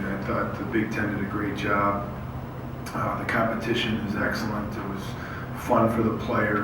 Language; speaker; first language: English; native; English